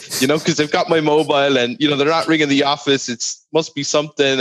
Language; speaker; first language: English; native; English